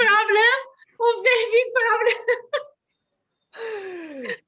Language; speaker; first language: English; non-native, learner; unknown